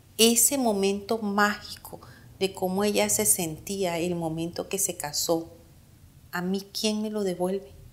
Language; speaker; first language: Spanish; native; Spanish